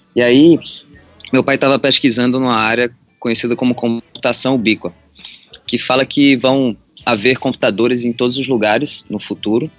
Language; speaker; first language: Portuguese; native; Portuguese